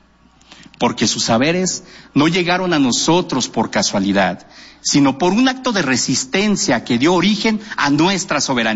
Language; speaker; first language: Spanish; non-native, local second language; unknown